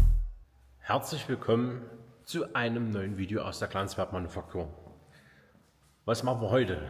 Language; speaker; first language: German; native; German